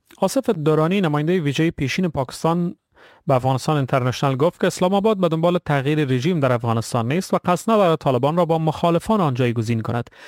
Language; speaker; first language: Persian; native; Persian